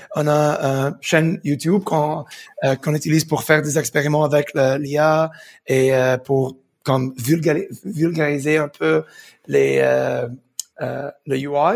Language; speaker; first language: French; early bilingual, heritage; French